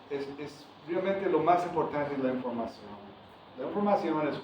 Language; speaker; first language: Spanish; non-native, fluent; English